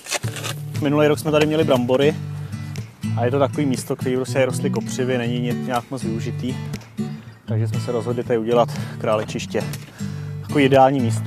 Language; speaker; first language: Czech; native; Czech